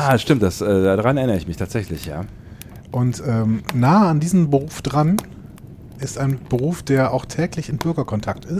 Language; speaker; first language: German; native; German